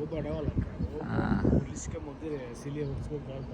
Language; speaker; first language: Hindi; non-native, learner; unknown